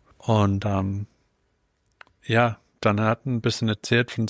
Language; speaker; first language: German; non-native, fluent; English